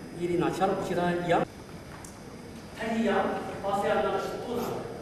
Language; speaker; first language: Russian; non-native, learner; Chinese